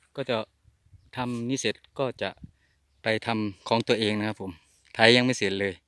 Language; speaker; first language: Thai; non-native, local second language; Northeastern Thai